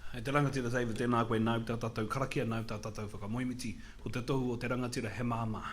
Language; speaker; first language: Māori; non-native, local second language; English